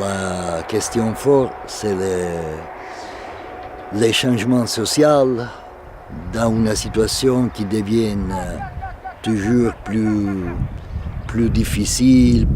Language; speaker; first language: French; non-native, fluent; Italian